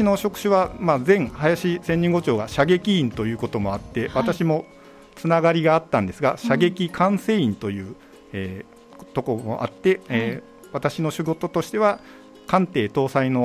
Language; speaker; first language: Japanese; native; Japanese